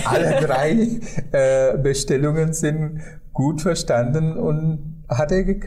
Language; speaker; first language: German; non-native, fluent; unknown